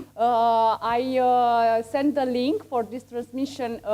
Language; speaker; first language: English; non-native, fluent; Romanian